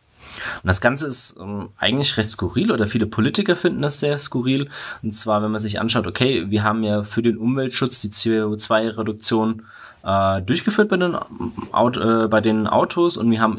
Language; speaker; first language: German; native; German